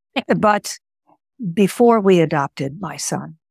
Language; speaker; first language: English; early bilingual, other home language; Greek